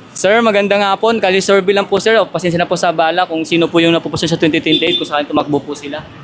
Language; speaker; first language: Filipino; native; Filipino